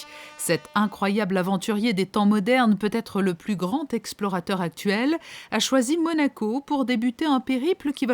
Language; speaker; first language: French; native; French